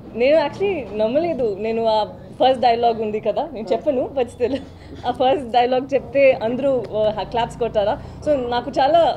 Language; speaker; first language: Telugu; non-native, learner; Tamil